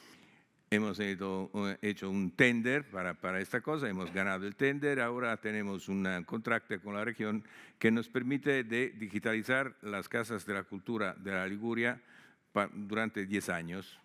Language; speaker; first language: Spanish; non-native, fluent; Italian